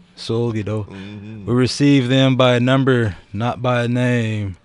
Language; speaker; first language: English; native; English